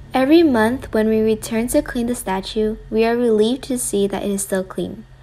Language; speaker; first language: English; native; English